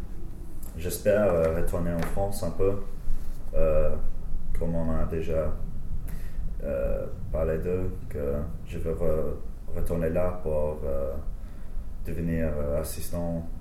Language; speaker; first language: French; non-native, fluent; English